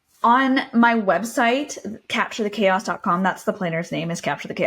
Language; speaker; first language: English; native; English